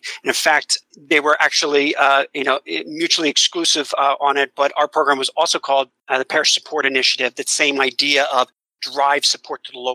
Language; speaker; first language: English; native; English